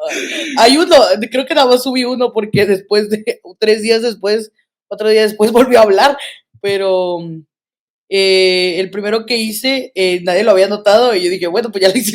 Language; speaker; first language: Spanish; native; Spanish